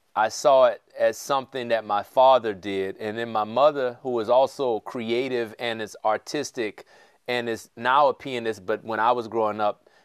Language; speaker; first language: English; native; English